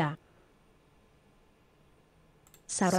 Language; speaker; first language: Indonesian; non-native, learner; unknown